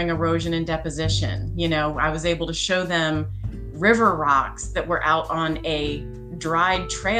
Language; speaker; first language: English; native; English